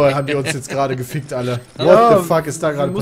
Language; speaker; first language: German; native; German